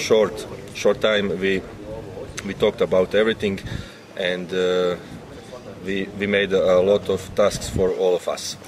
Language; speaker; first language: English; non-native, learner; Croatian